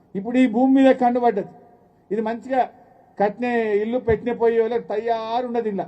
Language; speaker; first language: Telugu; native; Telugu